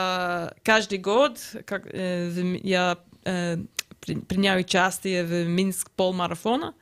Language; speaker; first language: Russian; non-native, learner; English